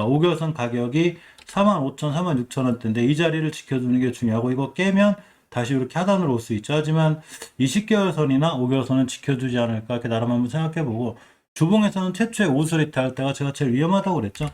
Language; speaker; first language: Korean; native; Korean